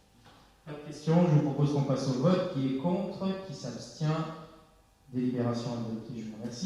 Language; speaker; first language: French; native; French